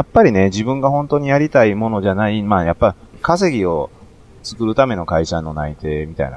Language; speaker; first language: Japanese; native; Japanese